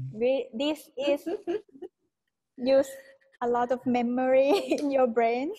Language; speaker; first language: English; non-native, fluent; Thai